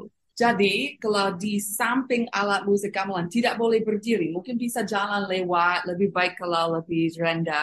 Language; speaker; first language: Indonesian; non-native, fluent; English